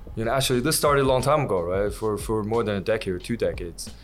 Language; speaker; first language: English; native; English